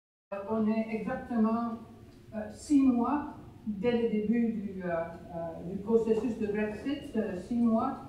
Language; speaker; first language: French; non-native, fluent; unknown